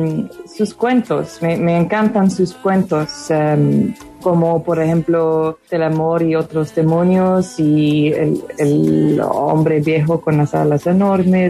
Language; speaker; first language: Spanish; non-native, fluent; English